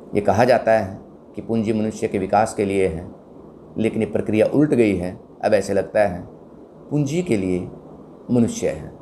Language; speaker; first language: Hindi; native; Hindi